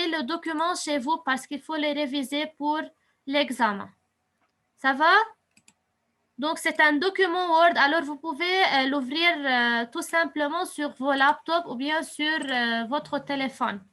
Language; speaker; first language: French; non-native, fluent; Arabic